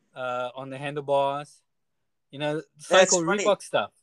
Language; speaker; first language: English; non-native, fluent; Chinese